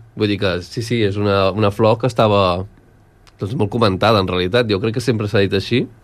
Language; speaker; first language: Catalan; native; Catalan